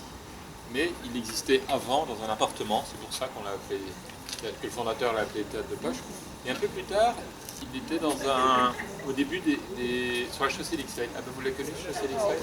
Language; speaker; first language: French; native; French